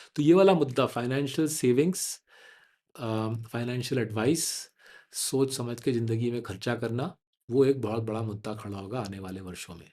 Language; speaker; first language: Hindi; non-native, local second language; Bangla